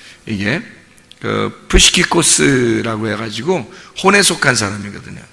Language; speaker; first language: Korean; native; Korean